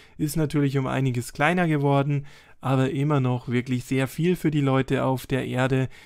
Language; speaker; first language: German; native; German